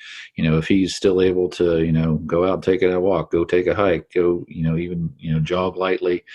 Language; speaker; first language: English; native; English